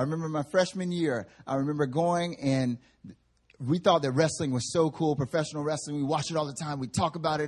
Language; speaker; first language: English; native; English